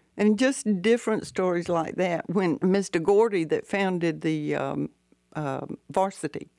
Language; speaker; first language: English; native; English